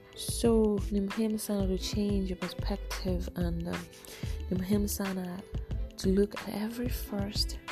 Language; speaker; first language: English; non-native, local second language; Swahili